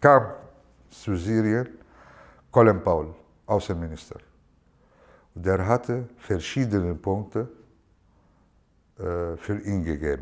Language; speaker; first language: German; non-native, learner; Arabic